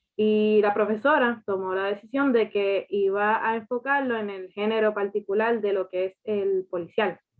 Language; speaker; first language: Spanish; early bilingual, heritage; Spanish